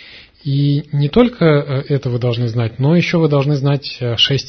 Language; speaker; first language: Russian; native; Russian